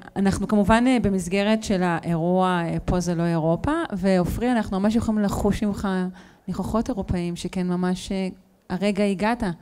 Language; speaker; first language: Hebrew; native; Hebrew